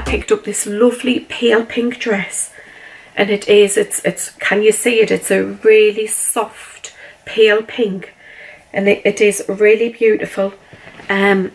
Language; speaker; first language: English; native; English